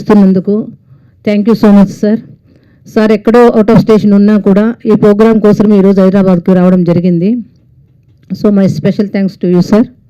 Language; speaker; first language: Telugu; native; Telugu